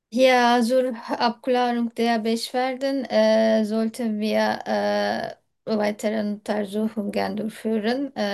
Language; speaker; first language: German; non-native, learner; Turkish